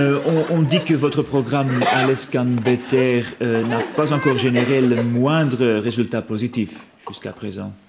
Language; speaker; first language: French; native; French